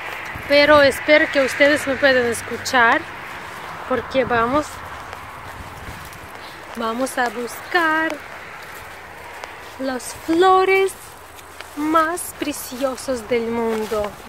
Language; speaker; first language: Spanish; non-native, learner; Russian